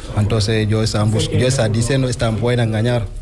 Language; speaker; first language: Spanish; non-native, learner; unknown